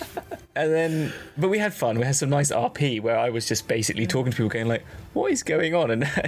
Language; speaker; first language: English; native; English